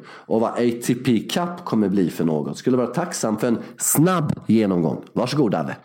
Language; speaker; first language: Swedish; early bilingual, other home language; Bosnian